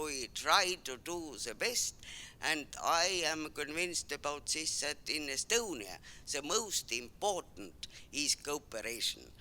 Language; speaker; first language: English; non-native, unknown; Estonian